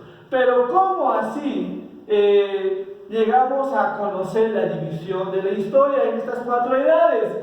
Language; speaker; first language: Spanish; native; Spanish